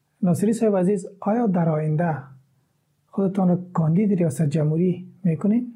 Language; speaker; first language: Persian; native; Persian